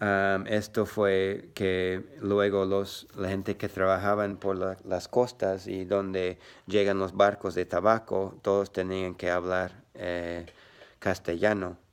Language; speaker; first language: Spanish; non-native, learner; English